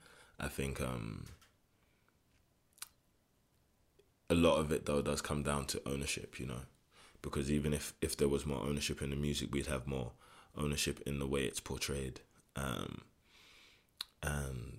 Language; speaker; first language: English; native; English